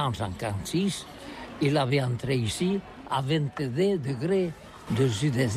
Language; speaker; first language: French; non-native, learner; Catalan